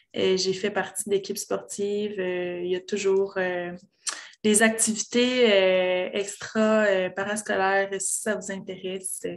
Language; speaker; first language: French; native; French